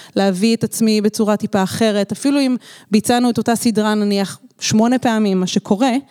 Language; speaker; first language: Hebrew; native; Hebrew